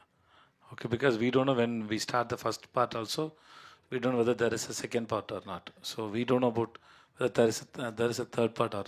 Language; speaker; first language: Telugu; non-native, learner; Tamil